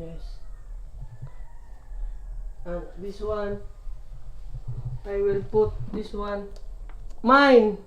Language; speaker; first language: English; non-native, learner; Filipino